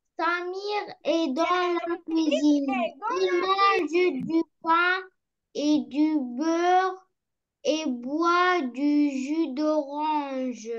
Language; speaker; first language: French; non-native, learner; Arabic